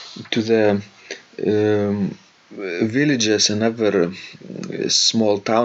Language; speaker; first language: English; non-native, fluent; Lithuanian